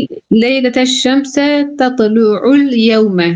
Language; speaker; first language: Arabic; non-native, learner; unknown